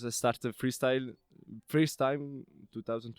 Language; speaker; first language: English; non-native, learner; Italian